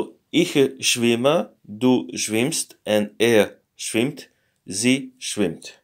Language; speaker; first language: German; non-native, learner; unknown